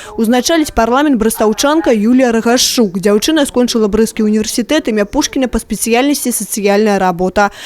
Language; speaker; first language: Belarusian; native; Belarusian